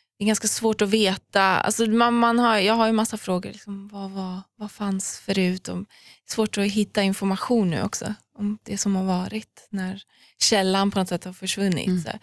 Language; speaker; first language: Swedish; early bilingual, other home language; Persian